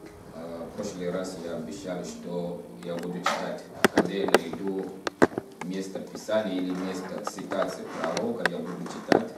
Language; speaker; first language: Russian; non-native, fluent; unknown